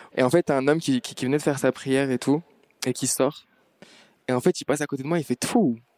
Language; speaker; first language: French; non-native, local second language; Arabic